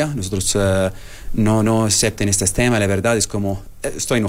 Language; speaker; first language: Spanish; non-native, learner; Arabic